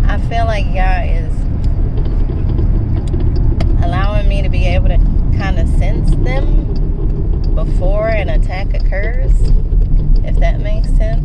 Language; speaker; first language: English; native; English